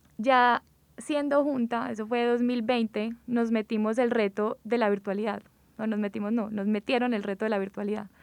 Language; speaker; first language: Spanish; native; Spanish